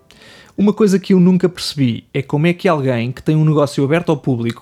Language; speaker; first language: Portuguese; native; Portuguese